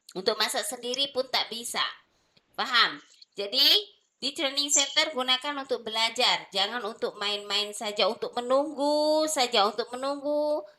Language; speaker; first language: Indonesian; native; Indonesian